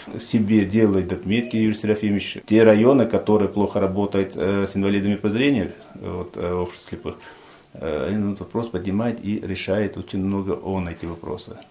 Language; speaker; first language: Russian; non-native, local second language; Tajik